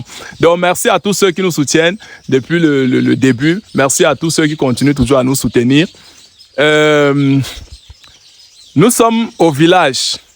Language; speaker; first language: French; native; French